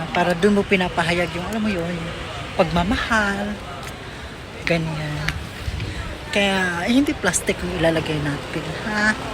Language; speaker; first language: Filipino; native; Filipino